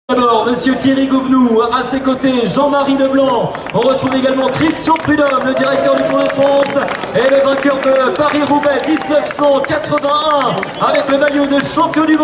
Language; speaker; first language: French; native; French